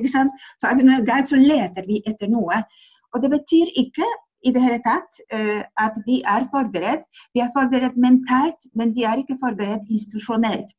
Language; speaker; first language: Norwegian; non-native, fluent; Polish